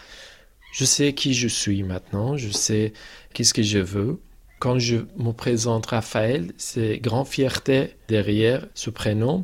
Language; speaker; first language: French; non-native, fluent; Persian